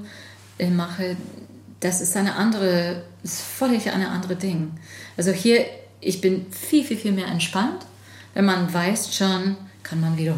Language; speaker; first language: German; non-native, fluent; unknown